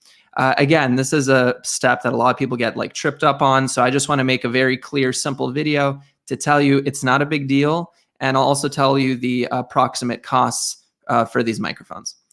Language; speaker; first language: English; native; English